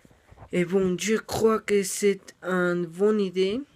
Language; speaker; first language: French; non-native, learner; Spanish